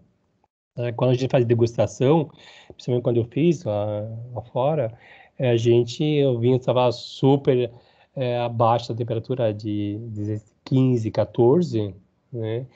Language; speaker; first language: Portuguese; native; Portuguese